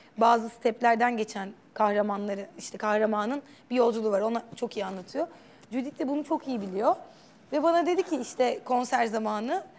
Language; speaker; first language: Turkish; native; Turkish